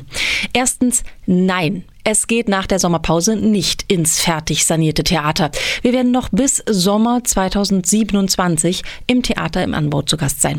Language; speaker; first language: German; native; German